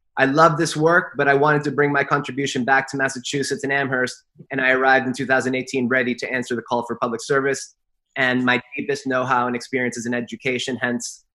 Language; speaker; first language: English; native; English